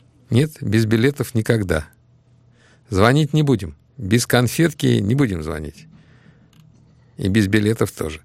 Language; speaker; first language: Russian; native; Russian